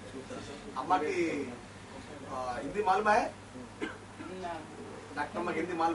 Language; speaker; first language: Hindi; non-native, local second language; Telugu